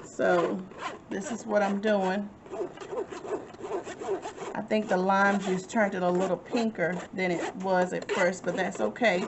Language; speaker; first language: English; native; English